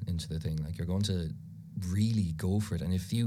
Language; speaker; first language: English; non-native, local second language; Irish